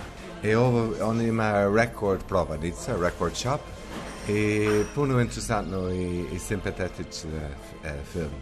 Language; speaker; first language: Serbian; non-native, learner; English